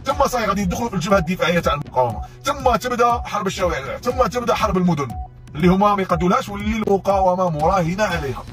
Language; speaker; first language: Arabic; native; Arabic